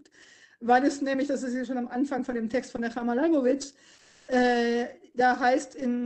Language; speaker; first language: German; native; German